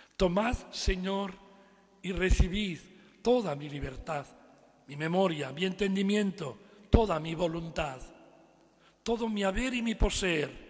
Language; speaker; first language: Spanish; non-native, local second language; Catalan